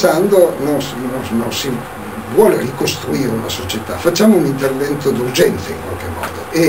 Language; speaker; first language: Italian; native; Italian